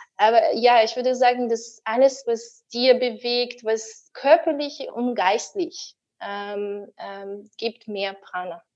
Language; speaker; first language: German; non-native, fluent; Russian